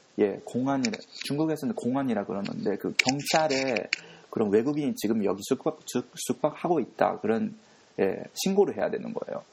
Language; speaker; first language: Korean; non-native, fluent; Japanese